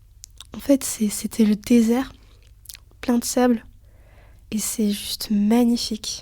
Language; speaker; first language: French; early bilingual, other home language; Lithuanian